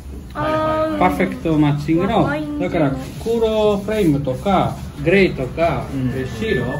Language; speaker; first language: Japanese; non-native, learner; Italian